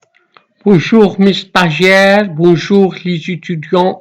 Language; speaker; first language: French; non-native, local second language; Arabic